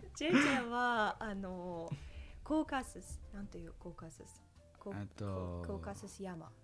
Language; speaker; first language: Japanese; non-native, fluent; Russian